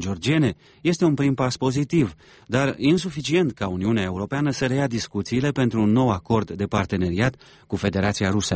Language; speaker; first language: Romanian; native; Romanian